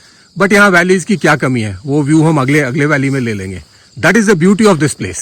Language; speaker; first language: Hindi; native; Hindi